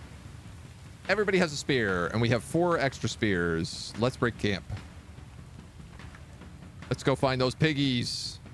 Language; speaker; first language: English; native; English